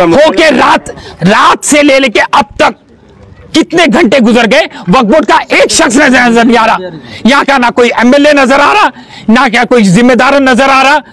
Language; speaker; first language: Hindi; non-native, local second language; Urdu